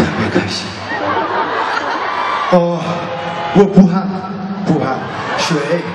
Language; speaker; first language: Chinese; non-native, learner; Korean